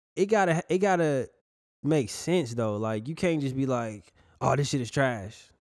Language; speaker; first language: English; native; English